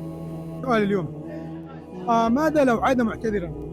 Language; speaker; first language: Arabic; native; Arabic